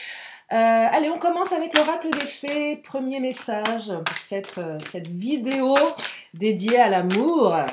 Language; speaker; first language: French; native; French